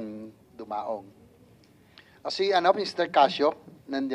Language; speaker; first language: Filipino; native; Filipino